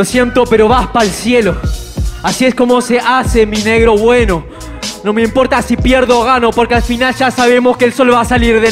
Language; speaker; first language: Spanish; native; Spanish